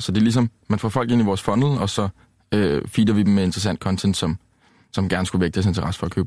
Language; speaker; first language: Danish; native; Danish